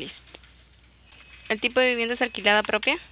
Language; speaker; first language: Spanish; native; Spanish